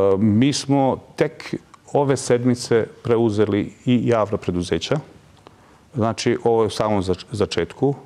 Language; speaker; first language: Serbian; non-native, local second language; Albanian